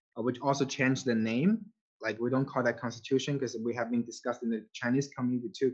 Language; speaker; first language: English; non-native, fluent; Chinese